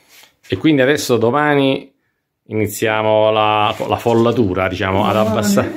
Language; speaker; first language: Italian; native; Italian